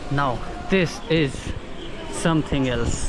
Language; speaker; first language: English; non-native, learner; Hindi